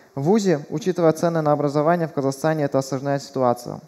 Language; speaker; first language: Russian; early bilingual, other home language; Persian